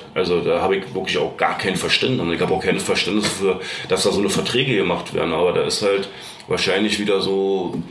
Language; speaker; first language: German; native; German